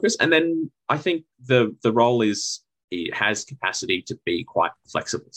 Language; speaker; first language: English; native; English